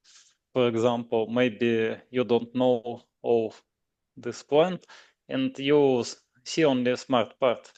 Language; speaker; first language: English; non-native, learner; Russian